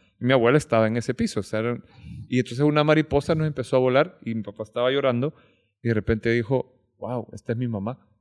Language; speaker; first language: Spanish; native; Spanish